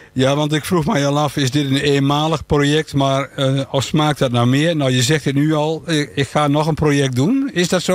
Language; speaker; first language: Dutch; native; Dutch